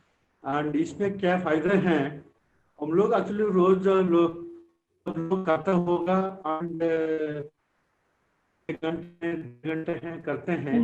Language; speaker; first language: Hindi; non-native, local second language; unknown